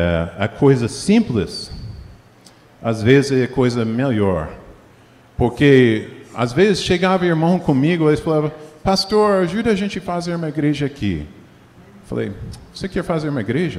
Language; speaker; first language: Portuguese; non-native, fluent; English